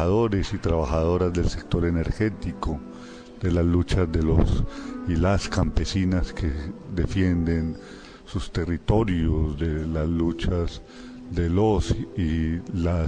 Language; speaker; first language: Spanish; native; Spanish